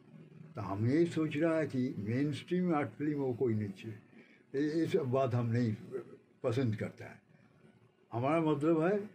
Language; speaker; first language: Hindi; non-native, local second language; Bangla